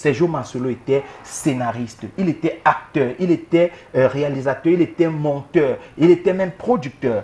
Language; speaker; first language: French; native; French